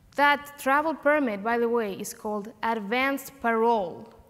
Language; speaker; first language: English; non-native, fluent; Spanish